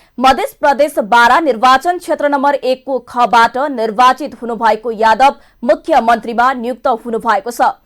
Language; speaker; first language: Nepali; native; Nepali